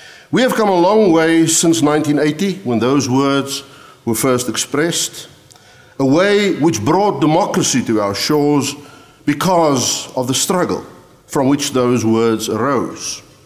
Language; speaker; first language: English; non-native, local second language; Afrikaans